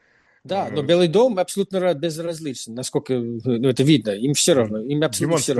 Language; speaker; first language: Russian; non-native, fluent; English